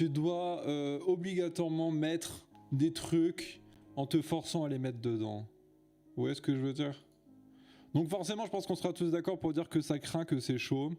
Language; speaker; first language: French; native; French